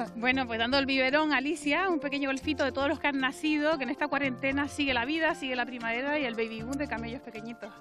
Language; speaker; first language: Spanish; native; Spanish